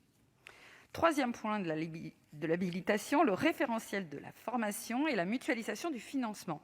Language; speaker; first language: French; native; French